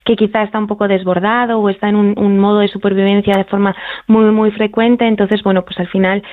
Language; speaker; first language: Spanish; native; Spanish